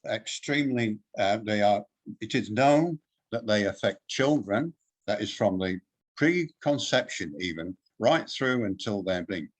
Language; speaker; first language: English; native; English